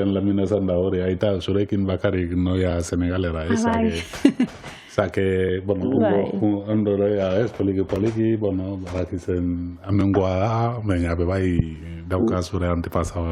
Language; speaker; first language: Basque; non-native, learner; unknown